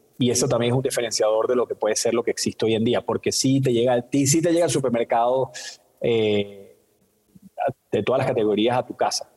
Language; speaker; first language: Spanish; native; Spanish